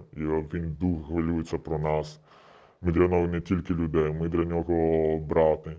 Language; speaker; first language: Ukrainian; early bilingual, heritage; Ukrainian